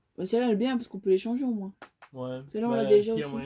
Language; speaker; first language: French; native; French